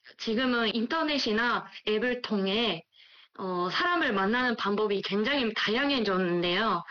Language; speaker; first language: Korean; non-native, fluent; Japanese